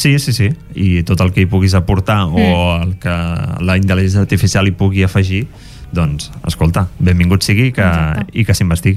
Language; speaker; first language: Catalan; native; Catalan